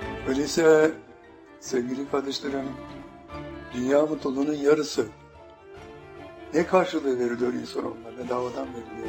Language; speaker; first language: Turkish; native; Turkish